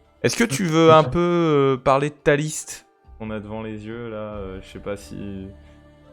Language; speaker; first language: French; native; French